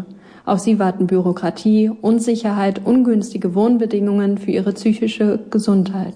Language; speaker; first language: German; native; German